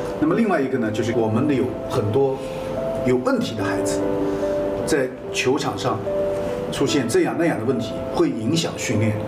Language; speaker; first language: Chinese; native; Chinese